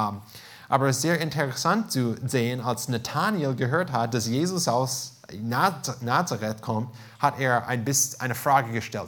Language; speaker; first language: German; non-native, fluent; English